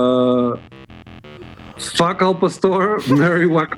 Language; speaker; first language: English; non-native, fluent; Spanish